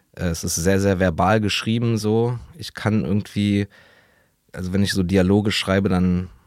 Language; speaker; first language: German; native; German